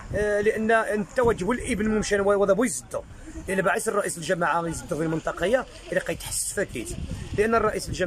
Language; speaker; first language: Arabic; non-native, local second language; Riffian